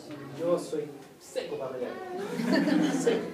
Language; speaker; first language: Spanish; native; Spanish